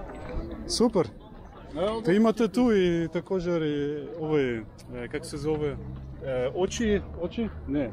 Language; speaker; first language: Serbian; non-native, learner; Russian